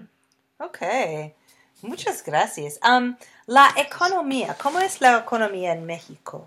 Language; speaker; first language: Spanish; non-native, fluent; English